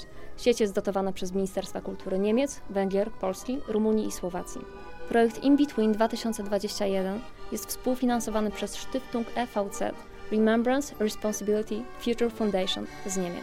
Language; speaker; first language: Polish; native; Polish